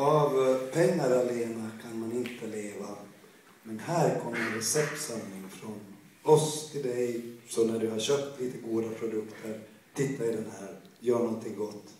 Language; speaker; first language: Swedish; native; Swedish